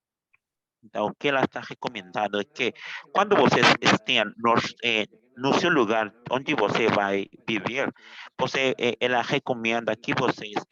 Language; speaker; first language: Portuguese; non-native, fluent; Spanish